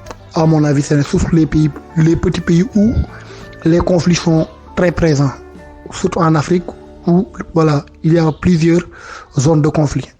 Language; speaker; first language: French; non-native, local second language; Wolof